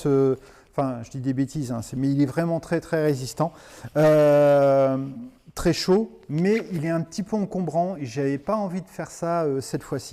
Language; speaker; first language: French; native; French